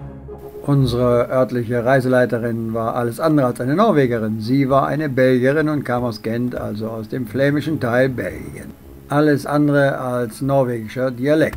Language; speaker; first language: German; native; German